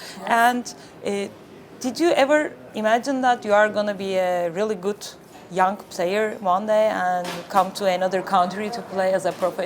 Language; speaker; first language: English; non-native, fluent; Turkish